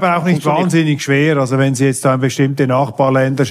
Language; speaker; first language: German; native; German